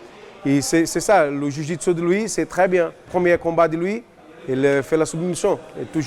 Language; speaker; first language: French; non-native, learner; Portuguese